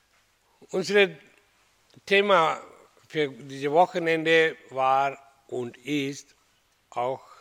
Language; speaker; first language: German; non-native, learner; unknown